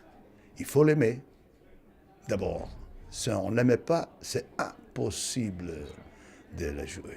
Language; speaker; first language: French; non-native, fluent; Italian